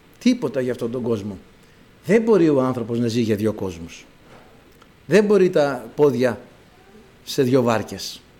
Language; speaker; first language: Greek; native; Greek